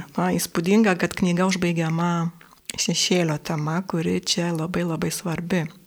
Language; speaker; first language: Lithuanian; native; Lithuanian